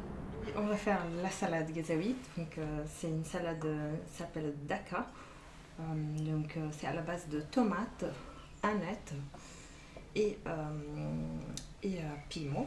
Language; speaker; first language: French; non-native, fluent; Arabic